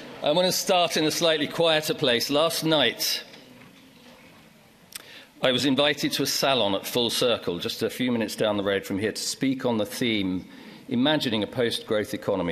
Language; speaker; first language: English; native; English